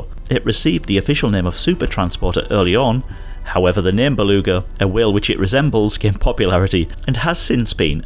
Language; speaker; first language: English; native; English